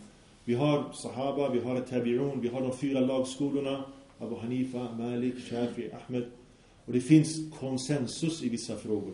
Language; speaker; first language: Swedish; early bilingual, other home language; Arabic